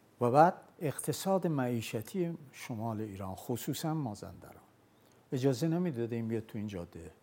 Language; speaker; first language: Persian; non-native, local second language; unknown